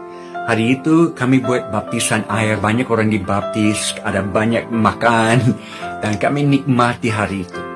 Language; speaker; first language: Indonesian; non-native, fluent; English